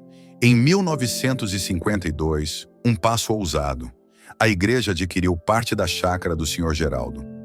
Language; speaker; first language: Portuguese; native; Portuguese